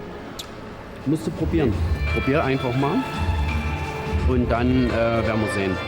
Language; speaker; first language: German; native; German